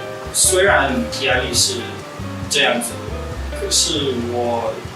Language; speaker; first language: Chinese; non-native, learner; Russian